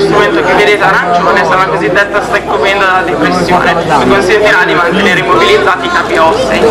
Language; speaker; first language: Italian; native; Italian